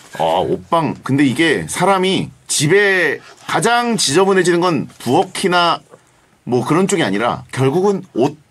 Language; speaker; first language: Korean; native; Korean